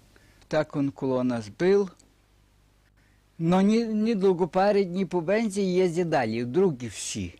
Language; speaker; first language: Polish; early bilingual, heritage; Polish